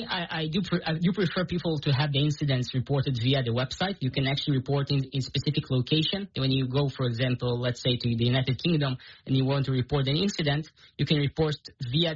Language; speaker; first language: English; non-native, fluent; Hebrew